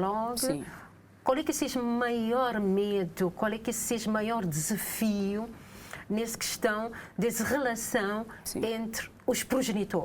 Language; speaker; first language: Portuguese; non-native, local second language; Kabuverdianu